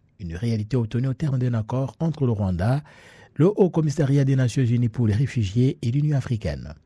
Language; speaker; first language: French; non-native, local second language; Kinyarwanda